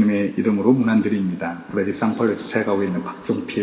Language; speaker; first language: Korean; native; Korean